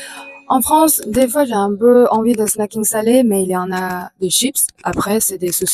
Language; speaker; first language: French; non-native, fluent; Chinese